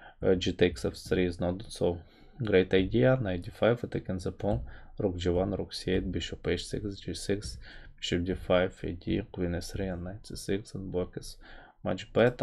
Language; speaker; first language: English; non-native, fluent; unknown